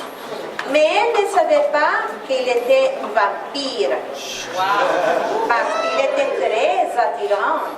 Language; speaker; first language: French; non-native, learner; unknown